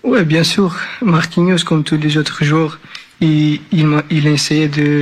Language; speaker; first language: French; non-native, learner; Portuguese